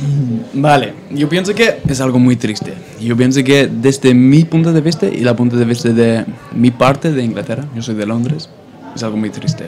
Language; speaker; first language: Spanish; non-native, fluent; English